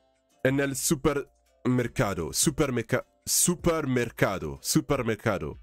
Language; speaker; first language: Spanish; non-native, learner; English